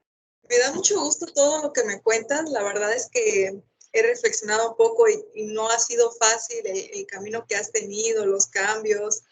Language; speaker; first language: Spanish; native; Spanish